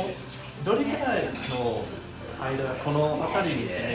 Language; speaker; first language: Japanese; non-native, fluent; English